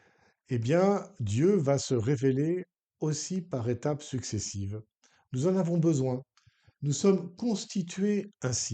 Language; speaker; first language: French; native; French